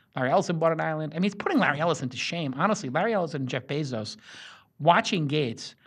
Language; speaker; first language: English; native; English